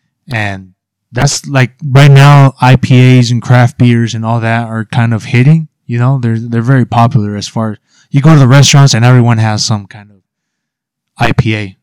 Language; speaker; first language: English; early bilingual, other home language; Spanish